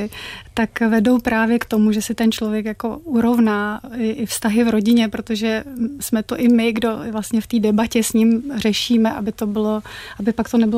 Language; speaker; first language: Czech; native; Czech